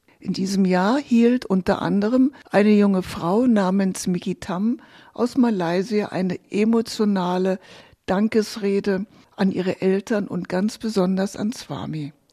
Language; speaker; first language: German; native; German